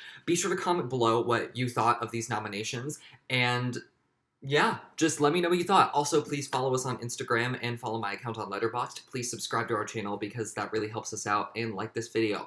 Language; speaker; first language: English; native; English